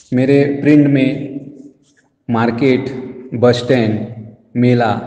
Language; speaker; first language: Hindi; non-native, local second language; Konkani